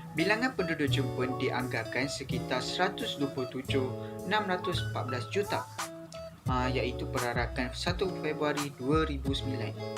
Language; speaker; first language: Malay; native; Malay